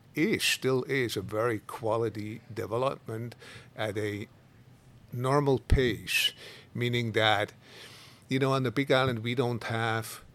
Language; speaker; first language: English; non-native, fluent; Swiss German